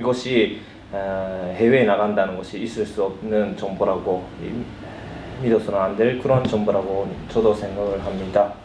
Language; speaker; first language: Korean; early bilingual, heritage; Korean